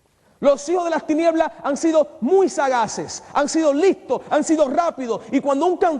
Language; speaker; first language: Spanish; native; Spanish